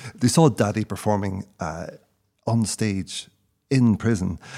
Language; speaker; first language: English; native; English